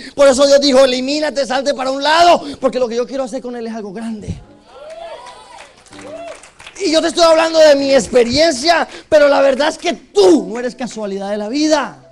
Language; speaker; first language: Spanish; native; Spanish